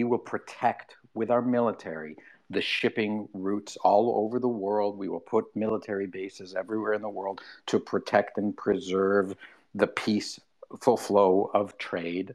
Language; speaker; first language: English; native; English